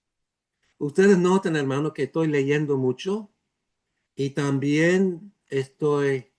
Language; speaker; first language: Spanish; non-native, fluent; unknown